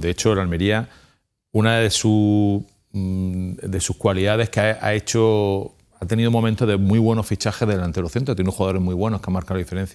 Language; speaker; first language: Spanish; native; Spanish